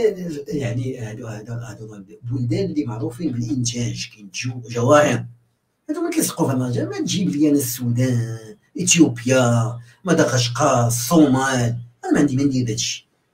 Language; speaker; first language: Arabic; native; Arabic